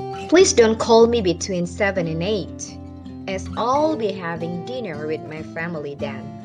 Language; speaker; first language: English; non-native, fluent; Indonesian